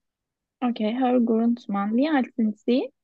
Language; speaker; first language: German; non-native, learner; Turkish